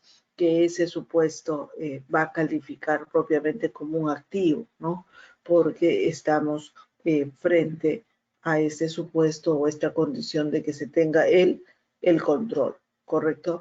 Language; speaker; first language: Spanish; native; Spanish